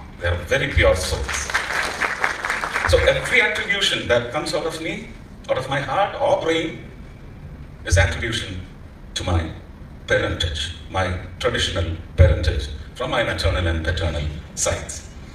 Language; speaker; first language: English; non-native, local second language; Malayalam